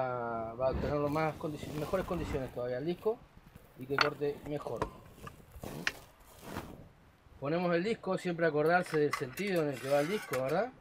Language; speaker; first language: Spanish; native; Spanish